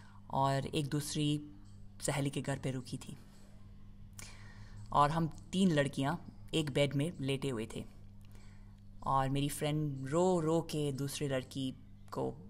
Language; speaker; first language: Hindi; non-native, fluent; English